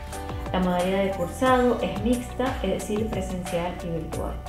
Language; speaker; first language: Spanish; native; Spanish